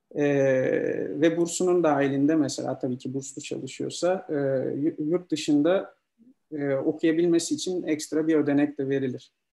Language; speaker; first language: Turkish; native; Turkish